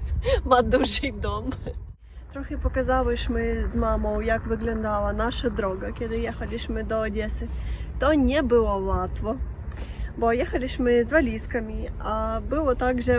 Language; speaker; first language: Polish; non-native, fluent; Russian